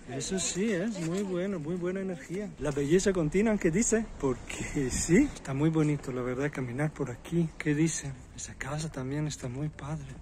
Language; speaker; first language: Spanish; non-native, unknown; Italian